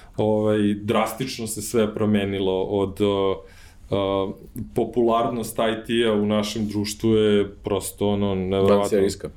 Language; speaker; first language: Serbian; native; Serbian